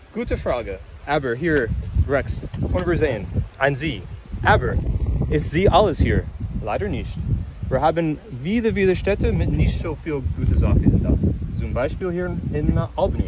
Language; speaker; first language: German; non-native, learner; English